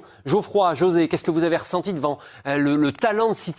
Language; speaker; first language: French; native; French